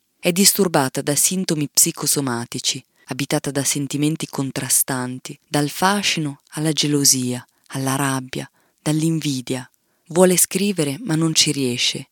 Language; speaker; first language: Italian; native; Italian